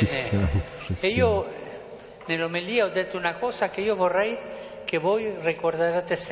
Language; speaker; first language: Italian; non-native, fluent; Spanish